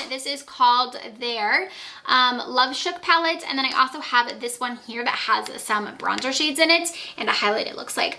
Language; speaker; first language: English; native; English